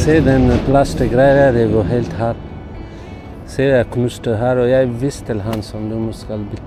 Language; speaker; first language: Norwegian; non-native, learner; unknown